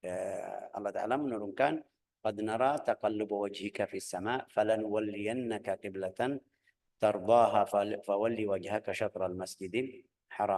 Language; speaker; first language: Indonesian; non-native, fluent; Arabic